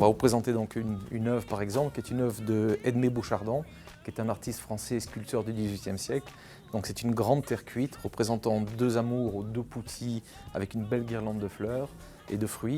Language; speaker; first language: French; native; French